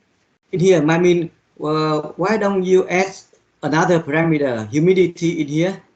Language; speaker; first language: English; non-native, learner; Vietnamese